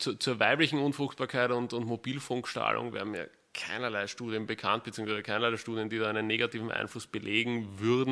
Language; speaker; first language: German; native; German